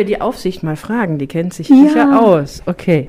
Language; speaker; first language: German; native; German